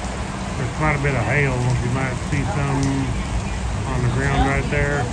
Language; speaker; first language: English; native; English